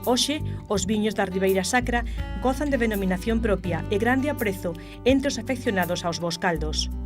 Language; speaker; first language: Galician; native; Galician